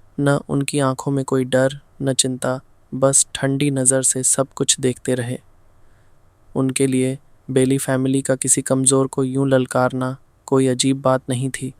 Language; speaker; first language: Hindi; non-native, fluent; Bangla